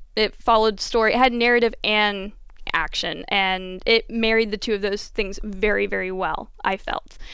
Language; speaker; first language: English; native; English